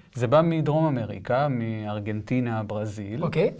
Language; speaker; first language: Hebrew; early bilingual, other home language; Spanish